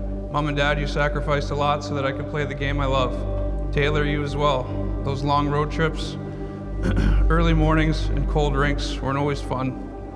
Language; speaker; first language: English; native; English